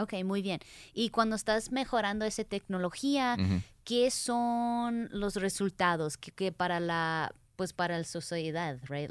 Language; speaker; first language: Spanish; early bilingual, heritage; English